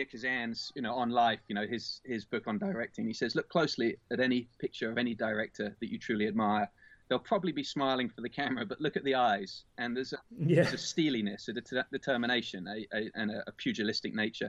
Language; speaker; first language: English; native; English